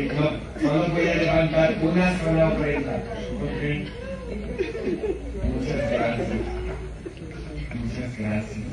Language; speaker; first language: Spanish; non-native, fluent; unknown